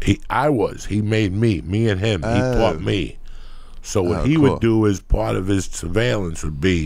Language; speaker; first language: English; native; English